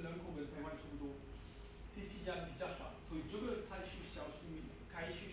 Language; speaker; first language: Chinese; non-native, fluent; French